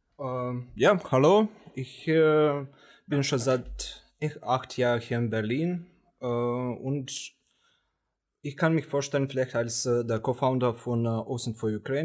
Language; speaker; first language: German; non-native, fluent; Romanian